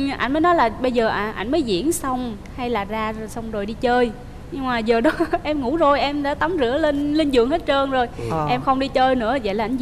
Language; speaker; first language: Vietnamese; native; Vietnamese